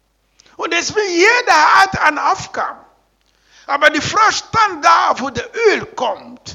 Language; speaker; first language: German; non-native, learner; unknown